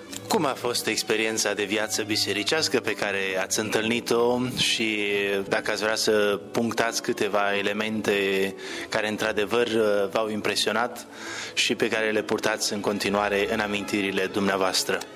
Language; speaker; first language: Romanian; native; Romanian